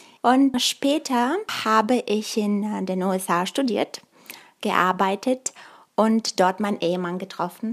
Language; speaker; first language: German; early bilingual, other home language; Bulgarian